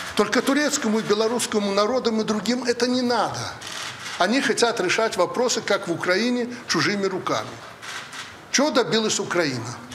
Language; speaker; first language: Russian; native; Russian